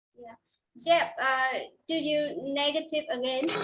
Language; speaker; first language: English; non-native, learner; Vietnamese